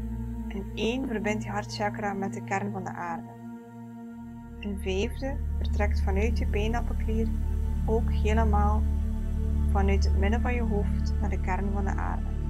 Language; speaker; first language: Dutch; native; Dutch